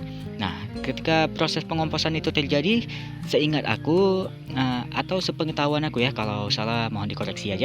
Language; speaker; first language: Indonesian; native; Indonesian